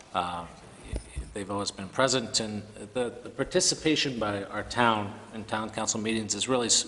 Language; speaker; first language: English; native; English